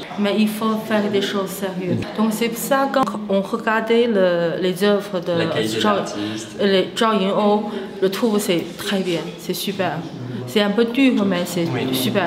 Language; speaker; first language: French; non-native, learner; Chinese